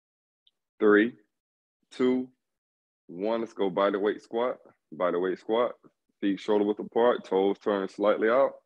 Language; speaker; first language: English; native; English